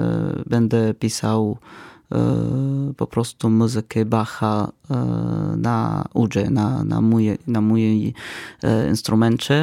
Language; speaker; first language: Polish; non-native, fluent; Arabic